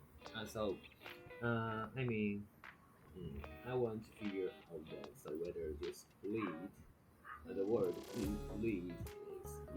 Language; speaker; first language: English; non-native, fluent; Japanese